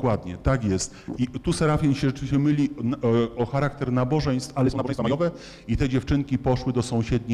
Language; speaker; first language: Polish; native; Polish